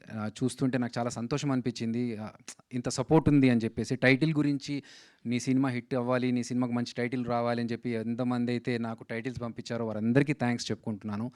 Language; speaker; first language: Telugu; native; Telugu